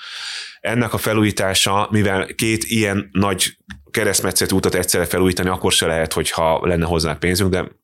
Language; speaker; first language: Hungarian; native; Hungarian